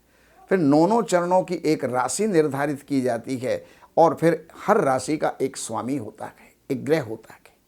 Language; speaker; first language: Hindi; native; Hindi